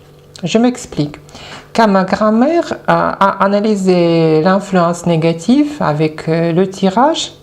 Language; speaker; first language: French; non-native, fluent; Russian